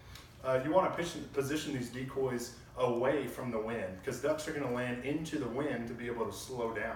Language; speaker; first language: English; native; English